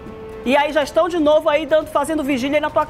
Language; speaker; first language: Portuguese; native; Portuguese